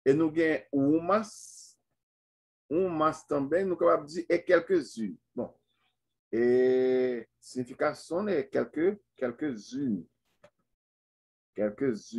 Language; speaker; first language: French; non-native, local second language; Haitian Creole